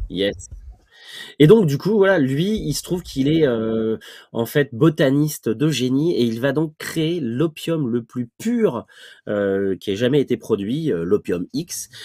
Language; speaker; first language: French; native; French